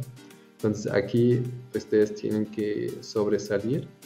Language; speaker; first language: Spanish; non-native, fluent; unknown